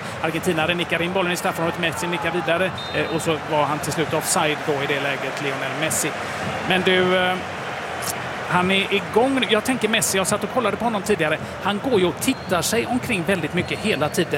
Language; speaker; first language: Swedish; native; Swedish